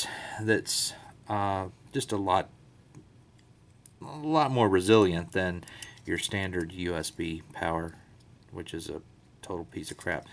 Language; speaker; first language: English; native; English